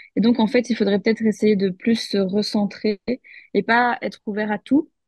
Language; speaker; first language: French; native; French